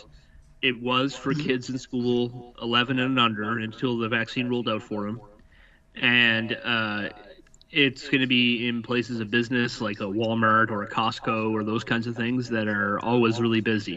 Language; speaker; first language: English; native; English